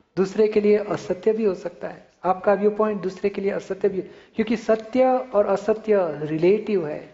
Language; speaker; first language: Hindi; non-native, local second language; Gujarati